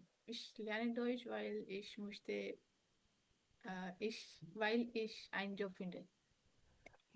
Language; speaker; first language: German; non-native, learner; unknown